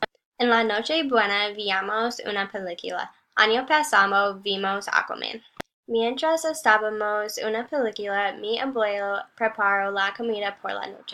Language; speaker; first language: Spanish; non-native, learner; English